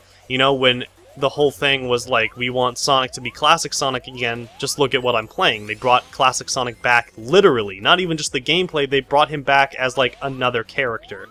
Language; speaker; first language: English; native; English